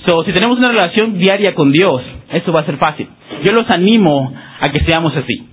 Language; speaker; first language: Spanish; early bilingual, heritage; Spanish